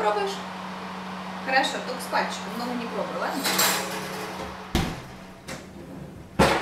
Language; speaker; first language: Russian; native; Russian